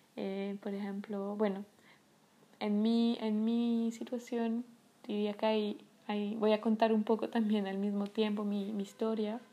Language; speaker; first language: Spanish; non-native, fluent; French